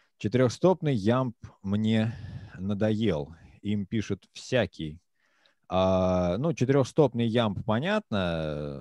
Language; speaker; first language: Russian; native; Russian